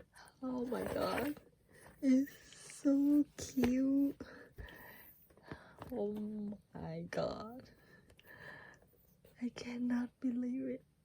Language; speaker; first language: English; non-native, learner; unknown